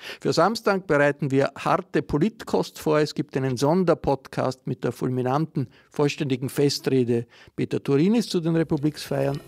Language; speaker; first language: German; native; German